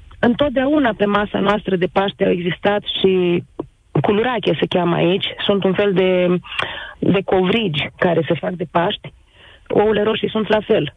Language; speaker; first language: Romanian; native; Romanian